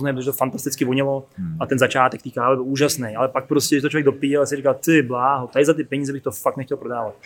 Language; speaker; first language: Czech; native; Czech